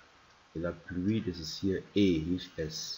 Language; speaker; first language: German; non-native, fluent; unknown